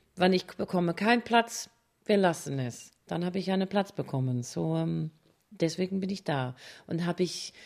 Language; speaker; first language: German; non-native, fluent; English